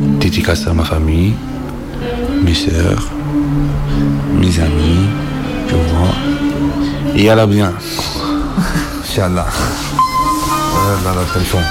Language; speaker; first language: French; non-native, learner; Arabic